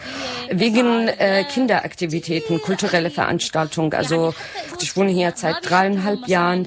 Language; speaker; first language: German; non-native, learner; Arabic